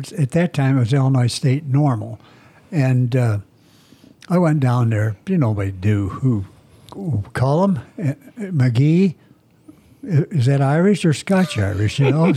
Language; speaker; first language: English; native; English